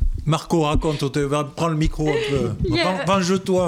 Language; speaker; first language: French; native; French